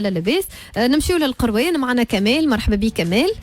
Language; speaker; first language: Arabic; native; Arabic